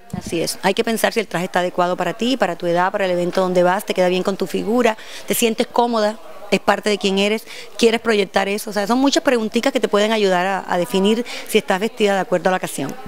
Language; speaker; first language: Spanish; native; Spanish